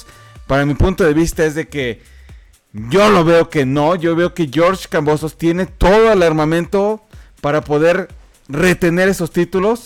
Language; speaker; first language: Spanish; native; Spanish